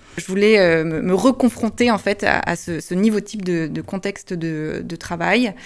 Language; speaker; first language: French; early bilingual, heritage; French